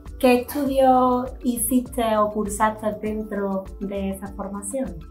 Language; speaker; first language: Spanish; native; Spanish